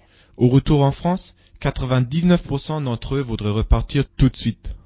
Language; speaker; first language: French; native; French